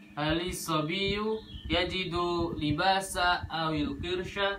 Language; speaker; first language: Arabic; non-native, learner; Indonesian